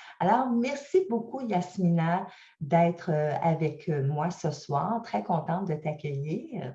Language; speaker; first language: French; native; French